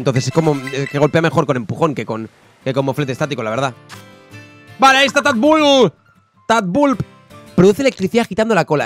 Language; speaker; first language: Spanish; native; Spanish